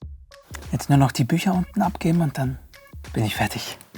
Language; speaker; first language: German; native; German